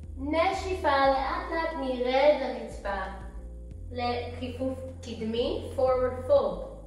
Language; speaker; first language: Hebrew; early bilingual, heritage; English